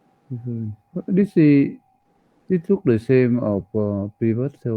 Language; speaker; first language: English; non-native, learner; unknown